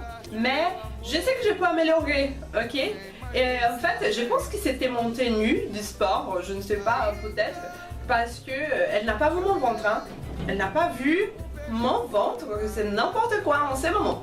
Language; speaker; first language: French; non-native, fluent; Portuguese